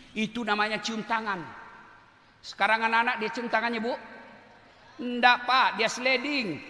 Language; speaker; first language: Indonesian; non-native, local second language; Buginese